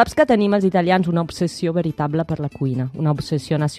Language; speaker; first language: Catalan; non-native, fluent; Italian